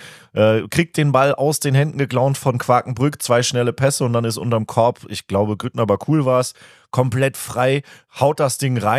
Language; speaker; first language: German; native; German